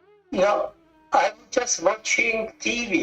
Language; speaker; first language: English; non-native, learner; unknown